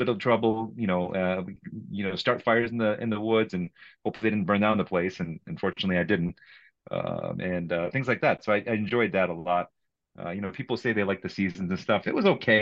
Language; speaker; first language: English; native; English